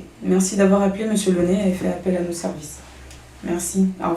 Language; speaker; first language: French; native; French